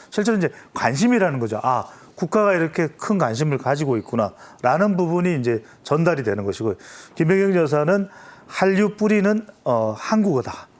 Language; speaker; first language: Korean; native; Korean